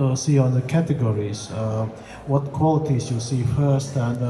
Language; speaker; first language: English; non-native, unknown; Latvian